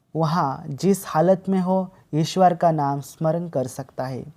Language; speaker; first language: Hindi; non-native, local second language; Marathi